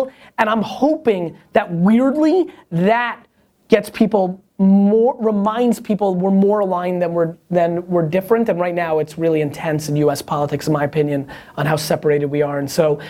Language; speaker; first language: English; native; English